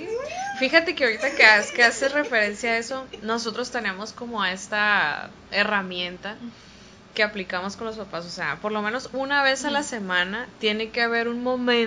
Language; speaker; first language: Spanish; native; Spanish